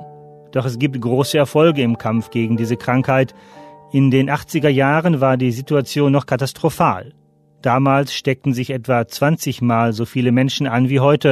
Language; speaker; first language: German; native; German